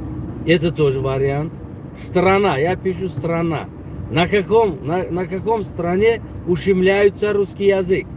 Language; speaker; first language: Russian; non-native, local second language; Tajik